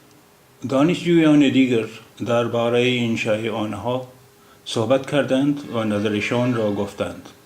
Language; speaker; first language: Persian; non-native, fluent; Urdu